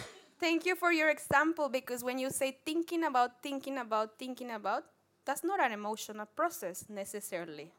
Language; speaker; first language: English; non-native, fluent; Spanish